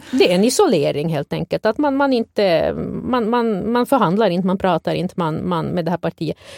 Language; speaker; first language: Swedish; native; Swedish